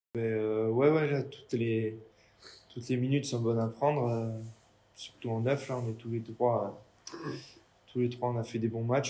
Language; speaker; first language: French; native; French